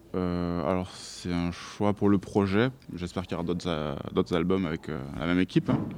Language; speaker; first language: French; native; French